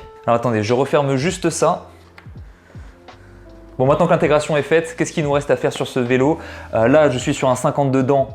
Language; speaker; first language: French; native; French